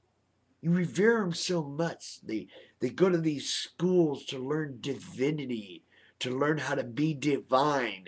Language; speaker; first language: English; native; English